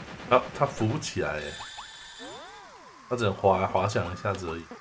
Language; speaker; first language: Chinese; native; Chinese